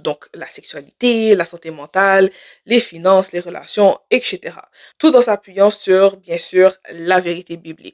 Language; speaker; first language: French; native; French